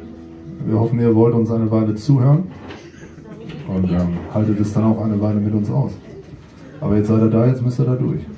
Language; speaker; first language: German; native; German